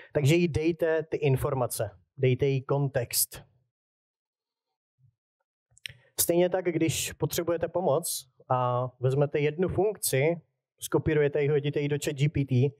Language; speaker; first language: Czech; native; Czech